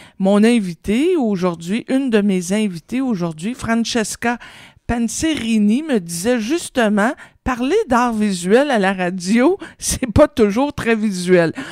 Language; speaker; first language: French; native; French